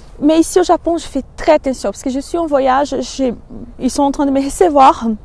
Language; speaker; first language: French; non-native, fluent; Portuguese